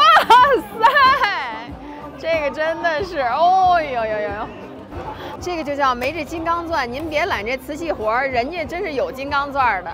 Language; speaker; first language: Chinese; native; Chinese